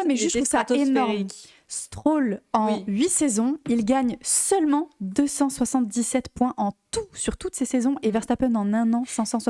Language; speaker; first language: French; native; French